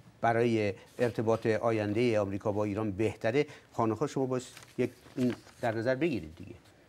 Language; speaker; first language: Persian; native; Persian